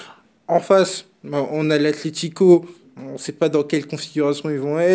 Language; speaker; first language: French; native; French